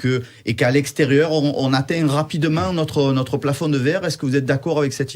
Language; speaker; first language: French; native; French